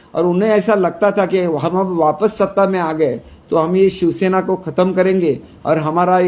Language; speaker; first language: Hindi; non-native, local second language; Marathi